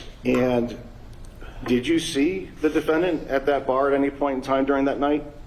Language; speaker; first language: English; native; English